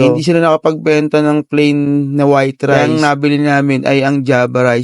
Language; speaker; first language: Filipino; native; Filipino